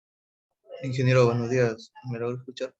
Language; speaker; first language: Spanish; native; Spanish